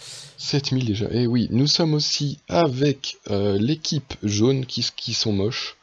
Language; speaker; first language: French; native; French